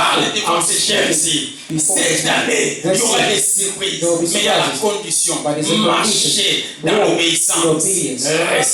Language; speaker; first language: French; non-native, local second language; Lingala